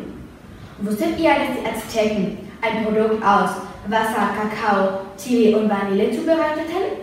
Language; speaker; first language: German; non-native, learner; Spanish